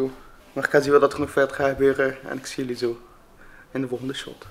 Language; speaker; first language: Dutch; native; Dutch